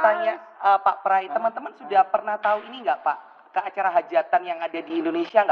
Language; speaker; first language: Indonesian; native; Indonesian